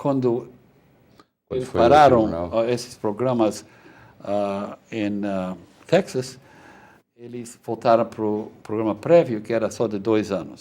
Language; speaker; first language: Portuguese; non-native, fluent; Spanish